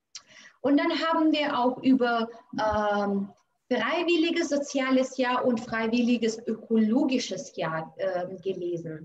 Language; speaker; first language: German; non-native, fluent; Albanian